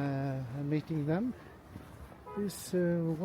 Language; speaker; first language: English; non-native, fluent; Norwegian